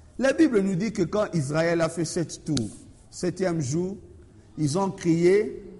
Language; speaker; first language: French; non-native, local second language; Lingala